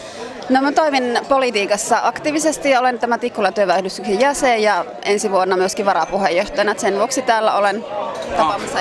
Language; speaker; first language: Finnish; native; Finnish